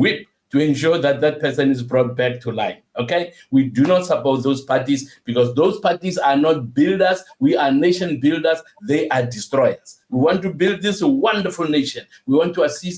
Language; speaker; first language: English; non-native, local second language; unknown